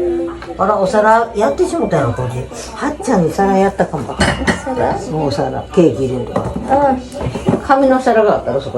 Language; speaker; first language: Japanese; native; Japanese